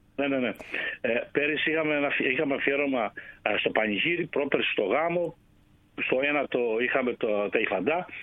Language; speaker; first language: Greek; native; Greek